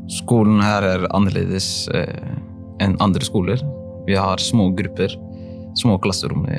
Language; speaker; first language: Norwegian; early bilingual, other home language; Somali